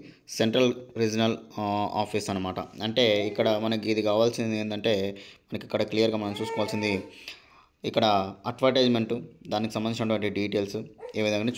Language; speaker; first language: Telugu; native; Telugu